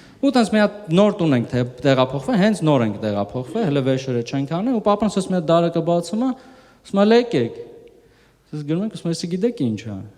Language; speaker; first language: Armenian; early bilingual, heritage; Armenian